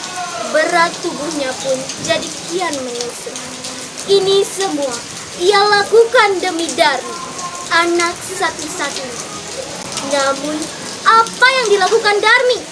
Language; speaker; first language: Indonesian; non-native, local second language; Balinese